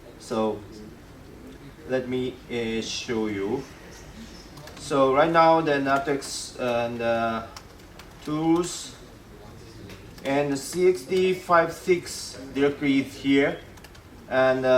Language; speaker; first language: English; non-native, learner; Japanese